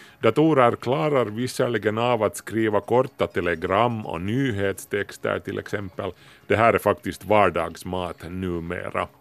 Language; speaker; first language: Swedish; native; Swedish